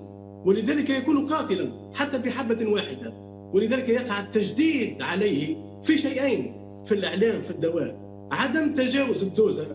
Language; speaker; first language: Arabic; native; Arabic